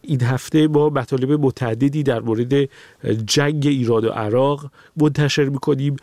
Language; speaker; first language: Persian; non-native, local second language; Armenian